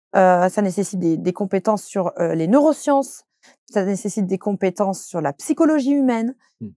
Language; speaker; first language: French; native; French